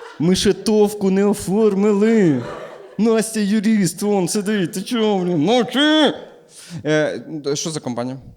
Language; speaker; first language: Ukrainian; native; Ukrainian